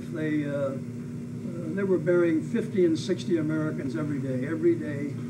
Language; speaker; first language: English; native; English